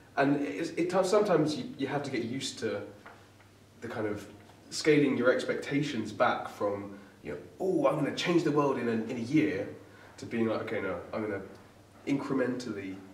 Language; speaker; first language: English; native; English